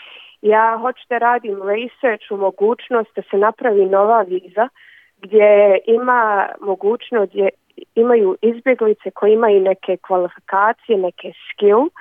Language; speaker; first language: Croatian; early bilingual, other home language; Bosnian